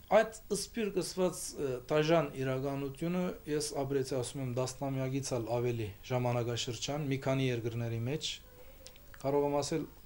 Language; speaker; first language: Armenian; early bilingual, heritage; Armenian